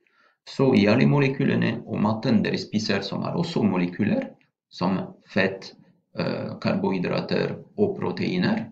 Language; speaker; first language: Norwegian; non-native, fluent; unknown